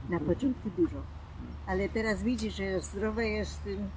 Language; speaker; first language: Polish; non-native, local second language; German